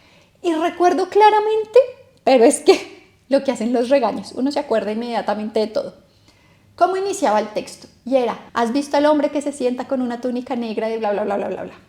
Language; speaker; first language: Spanish; native; Spanish